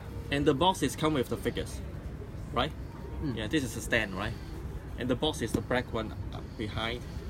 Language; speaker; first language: English; non-native, local second language; Cantonese